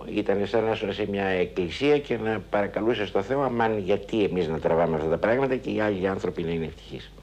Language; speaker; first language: Greek; native; Greek